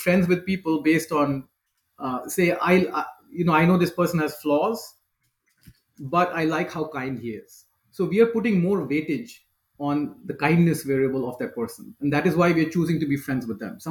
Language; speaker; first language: English; non-native, local second language; Hindi